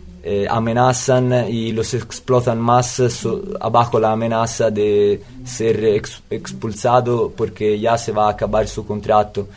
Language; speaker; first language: Spanish; non-native, fluent; Italian